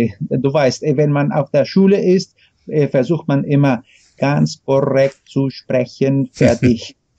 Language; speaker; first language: German; non-native, fluent; Spanish